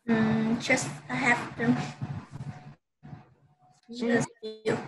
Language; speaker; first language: English; non-native, learner; Vietnamese